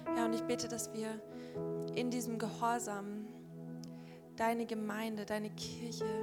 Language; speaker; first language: German; native; German